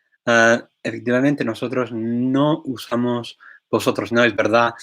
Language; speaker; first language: Spanish; non-native, fluent; English